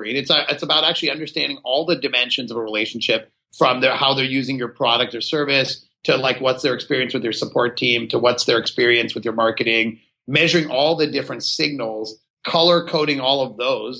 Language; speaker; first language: English; native; English